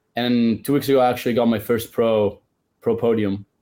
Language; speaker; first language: English; non-native, fluent; Italian